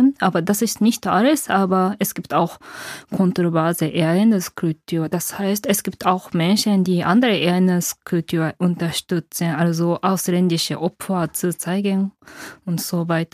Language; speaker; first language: German; non-native, fluent; Japanese